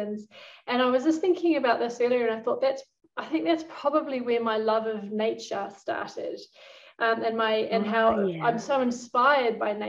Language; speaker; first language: English; native; English